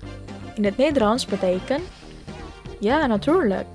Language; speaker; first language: Dutch; non-native, fluent; Indonesian